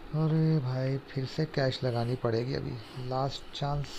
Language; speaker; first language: Hindi; non-native, local second language; Urdu